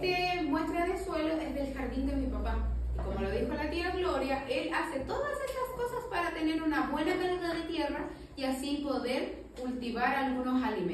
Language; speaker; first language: Spanish; native; Spanish